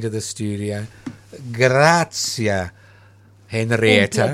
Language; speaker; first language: English; non-native, local second language; Italian